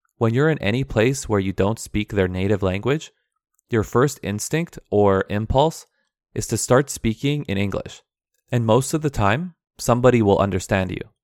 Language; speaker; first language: English; early bilingual, other home language; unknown